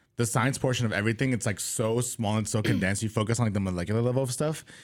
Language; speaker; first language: English; native; English